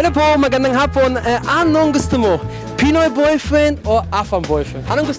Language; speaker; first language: Filipino; non-native, learner; German